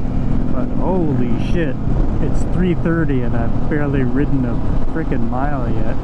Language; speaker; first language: English; native; English